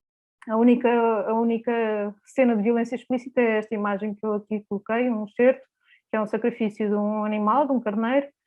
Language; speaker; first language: Portuguese; native; Portuguese